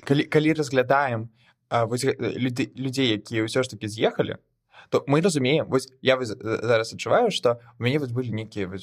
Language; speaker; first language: Belarusian; non-native, local second language; Russian